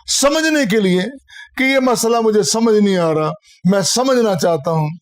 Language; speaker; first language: Urdu; non-native, local second language; Punjabi